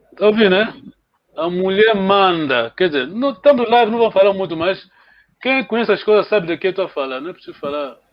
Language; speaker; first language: Portuguese; non-native, local second language; Kongo